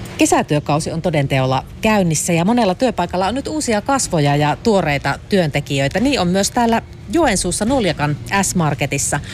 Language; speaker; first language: Finnish; native; Finnish